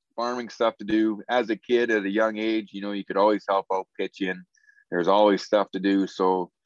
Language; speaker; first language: English; native; English